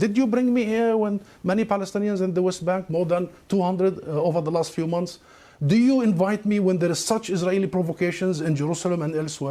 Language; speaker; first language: English; non-native, fluent; Arabic